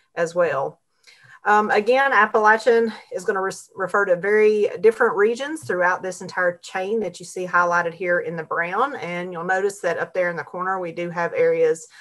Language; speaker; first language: English; native; English